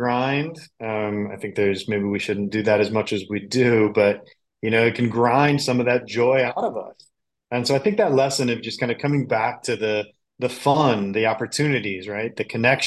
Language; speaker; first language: English; native; English